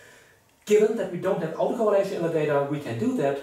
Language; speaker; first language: English; non-native, fluent; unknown